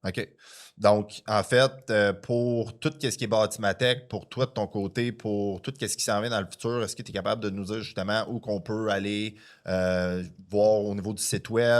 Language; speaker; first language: French; native; French